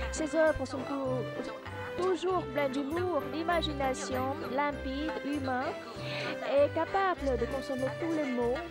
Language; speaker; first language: French; non-native, fluent; Vietnamese